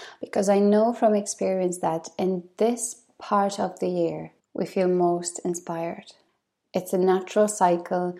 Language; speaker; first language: English; non-native, fluent; Polish